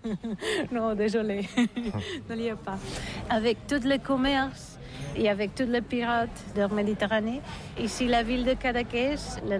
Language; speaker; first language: French; non-native, learner; Catalan